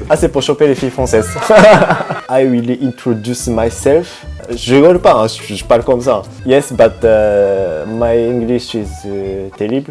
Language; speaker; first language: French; non-native, fluent; Japanese